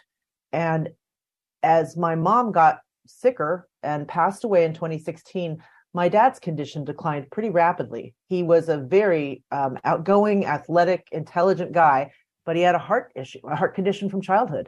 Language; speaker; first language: English; native; English